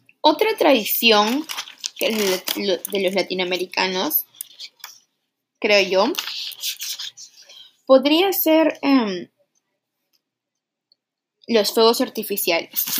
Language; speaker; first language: Spanish; early bilingual, heritage; Spanish